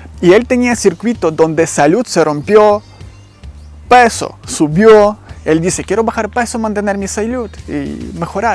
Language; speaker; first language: Spanish; non-native, learner; Ukrainian